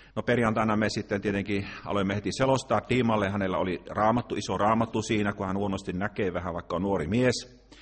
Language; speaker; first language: Finnish; native; Finnish